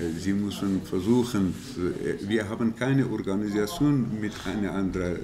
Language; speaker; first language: German; non-native, learner; Pashto